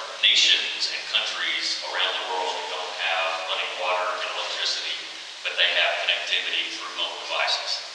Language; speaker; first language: English; native; English